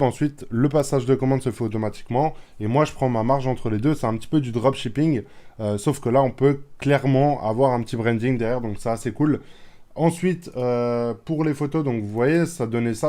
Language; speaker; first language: French; native; French